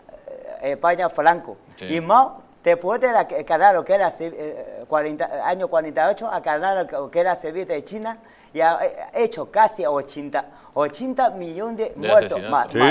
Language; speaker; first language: Spanish; non-native, learner; Chinese